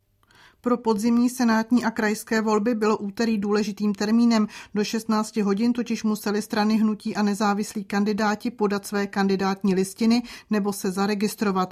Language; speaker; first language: Czech; native; Czech